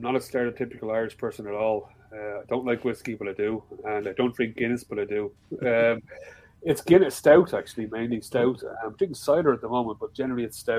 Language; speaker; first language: English; native; English